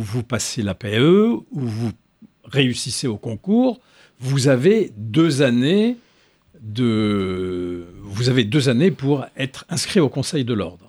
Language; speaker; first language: French; non-native, local second language; Arabic